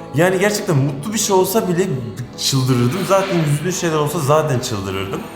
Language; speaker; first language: Turkish; native; Turkish